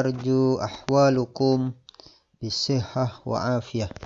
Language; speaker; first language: Arabic; non-native, fluent; Indonesian